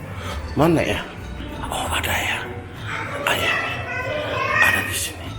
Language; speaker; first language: Indonesian; non-native, fluent; Japanese